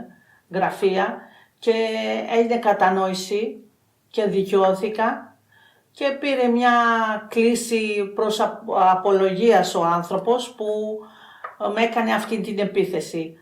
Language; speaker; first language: Greek; non-native, fluent; Albanian